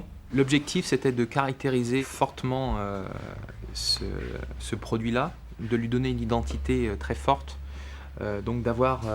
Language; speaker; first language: French; native; French